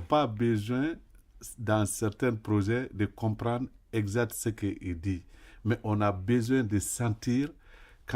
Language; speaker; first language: French; non-native, local second language; Bambara